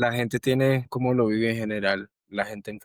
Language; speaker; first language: Spanish; native; Spanish